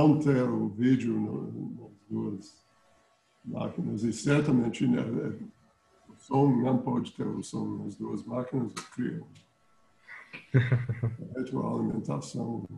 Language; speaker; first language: Portuguese; non-native, fluent; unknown